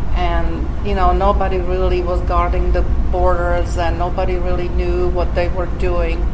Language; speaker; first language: English; non-native, fluent; Slovak